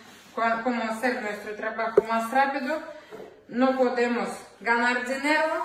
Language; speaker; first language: Spanish; non-native, learner; Ukrainian